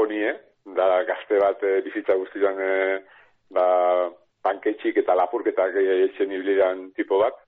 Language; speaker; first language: Basque; native; Basque